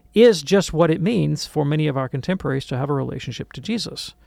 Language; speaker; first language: English; native; English